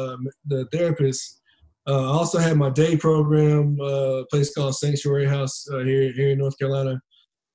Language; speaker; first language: English; native; English